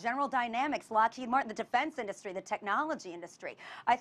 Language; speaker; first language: English; native; English